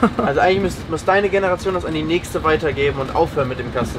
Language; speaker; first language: German; native; German